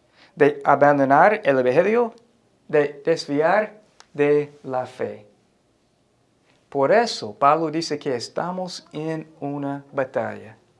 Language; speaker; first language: Spanish; non-native, fluent; English